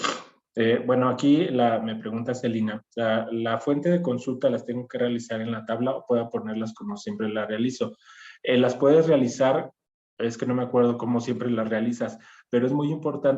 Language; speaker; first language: Spanish; native; Spanish